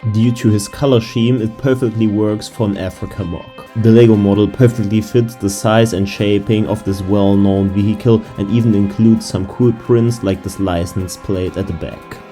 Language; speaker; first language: English; non-native, fluent; German